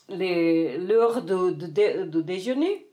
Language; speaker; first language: French; non-native, fluent; Portuguese